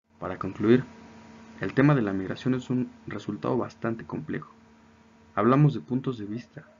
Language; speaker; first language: Spanish; native; Spanish